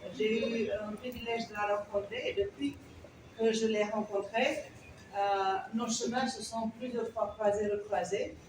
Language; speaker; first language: French; non-native, local second language; Wolof